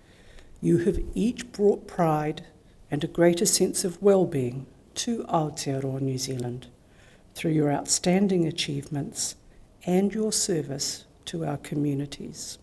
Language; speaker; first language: English; native; English